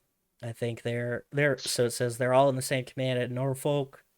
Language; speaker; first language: English; native; English